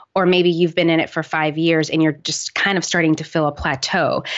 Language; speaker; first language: English; native; English